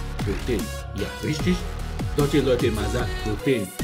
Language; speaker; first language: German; non-native, learner; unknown